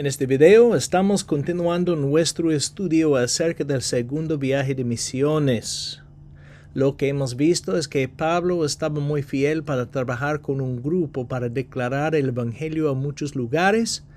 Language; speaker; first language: Spanish; non-native, fluent; English